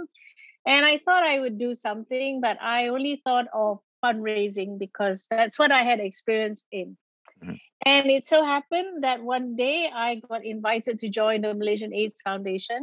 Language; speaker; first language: English; non-native, local second language; Malay